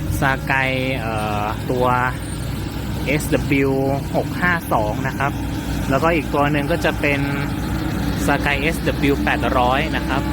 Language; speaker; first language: Thai; native; Thai